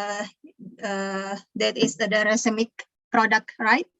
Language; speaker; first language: English; non-native, learner; Indonesian